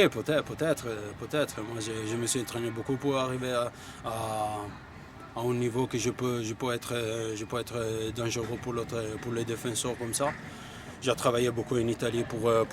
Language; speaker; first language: French; non-native, fluent; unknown